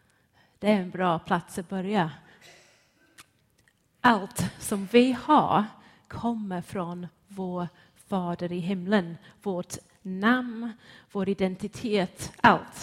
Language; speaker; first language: Swedish; non-native, fluent; English